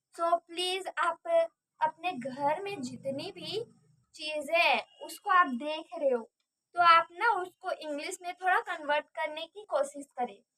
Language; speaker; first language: Hindi; native; Hindi